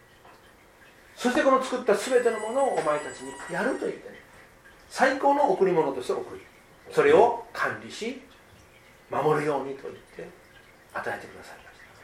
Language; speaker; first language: Japanese; native; Japanese